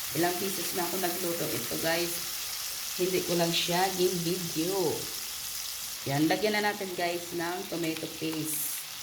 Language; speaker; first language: Filipino; non-native, local second language; Hiligaynon